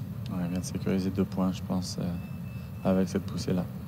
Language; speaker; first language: French; native; French